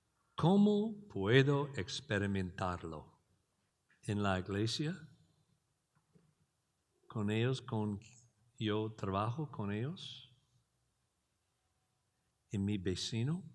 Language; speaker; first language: Spanish; non-native, learner; English